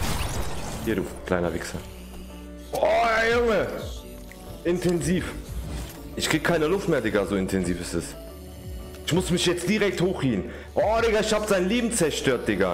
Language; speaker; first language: German; native; German